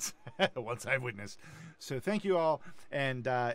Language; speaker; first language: English; native; English